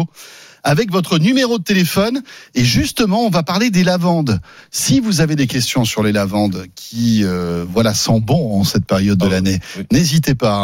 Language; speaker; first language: French; native; French